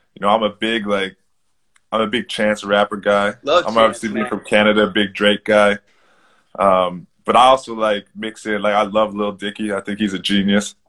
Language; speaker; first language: English; native; English